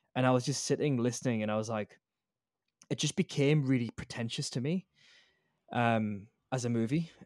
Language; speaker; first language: English; native; English